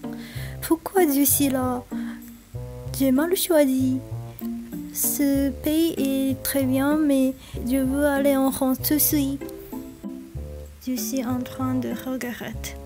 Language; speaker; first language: French; non-native, learner; Japanese